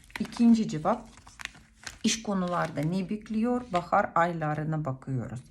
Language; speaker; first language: Turkish; non-native, fluent; Russian